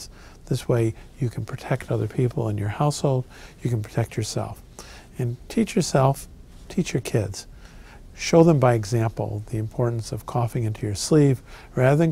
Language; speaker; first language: English; native; English